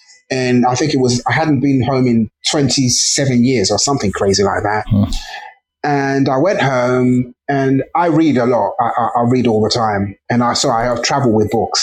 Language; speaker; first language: English; native; English